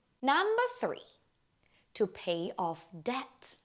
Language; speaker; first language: English; non-native, fluent; Thai